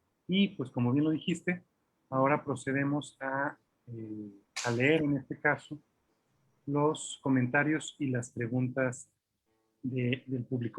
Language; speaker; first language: Spanish; native; Spanish